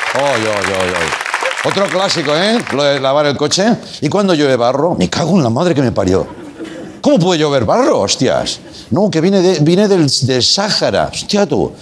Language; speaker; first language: Spanish; non-native, local second language; Catalan